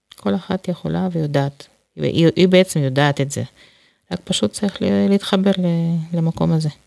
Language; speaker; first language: Hebrew; non-native, fluent; Russian